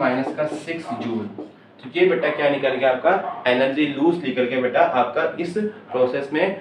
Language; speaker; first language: Hindi; native; Hindi